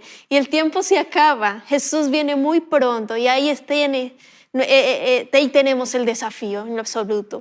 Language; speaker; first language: Spanish; native; Spanish